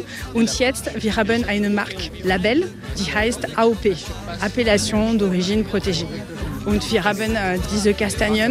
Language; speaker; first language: German; non-native, learner; French